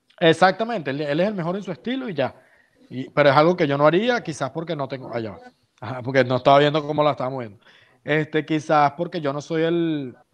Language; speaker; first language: Spanish; native; Spanish